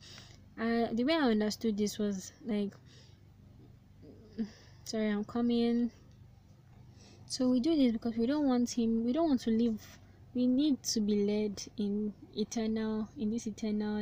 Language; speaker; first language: English; non-native, local second language; Yoruba